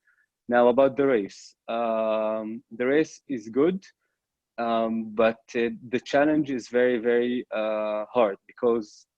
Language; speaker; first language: English; non-native, fluent; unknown